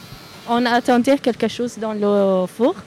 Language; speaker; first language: French; non-native, learner; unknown